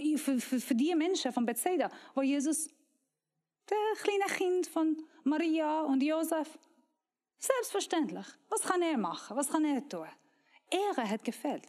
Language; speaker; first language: German; non-native, learner; Persian